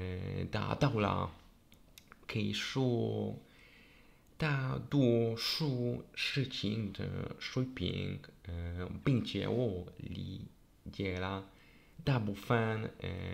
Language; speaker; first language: Chinese; non-native, learner; Polish